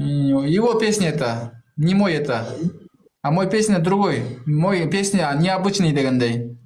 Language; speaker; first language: Russian; non-native, learner; Kyrgyz